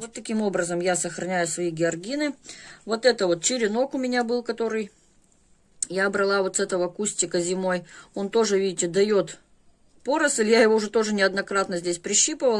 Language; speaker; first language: Russian; native; Russian